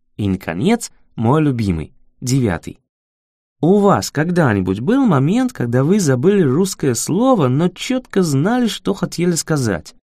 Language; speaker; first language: Russian; non-native, fluent; English